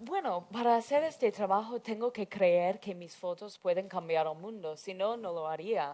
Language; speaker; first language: Spanish; non-native, fluent; English